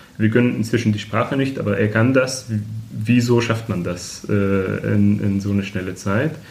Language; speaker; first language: German; non-native, fluent; Arabic